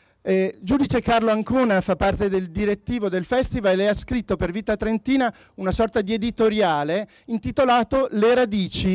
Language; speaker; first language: Italian; native; Italian